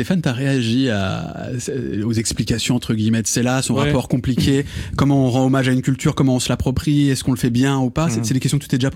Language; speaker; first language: French; native; French